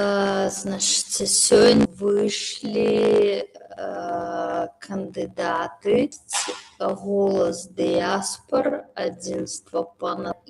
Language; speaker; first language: Belarusian; non-native, local second language; Russian